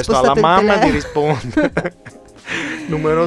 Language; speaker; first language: Italian; native; Italian